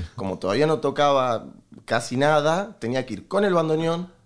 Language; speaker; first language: Spanish; native; Spanish